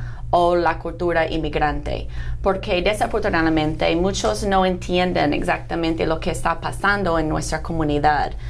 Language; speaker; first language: Spanish; non-native, fluent; English